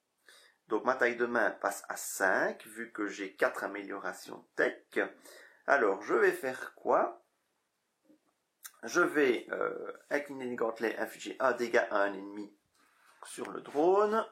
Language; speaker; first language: French; native; French